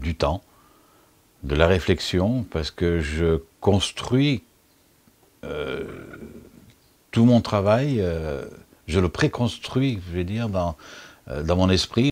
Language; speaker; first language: French; native; French